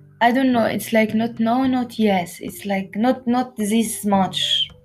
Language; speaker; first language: English; non-native, learner; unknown